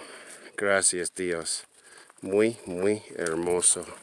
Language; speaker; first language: Spanish; non-native, learner; English